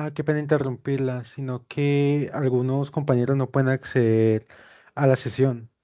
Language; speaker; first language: Spanish; native; Spanish